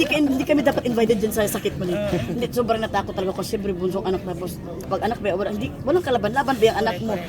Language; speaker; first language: Filipino; non-native, local second language; Cebuano